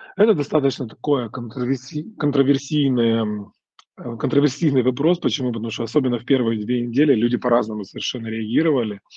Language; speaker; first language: Russian; native; Russian